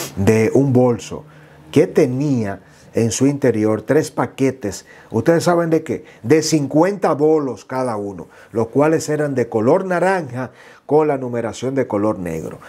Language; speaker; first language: Spanish; native; Spanish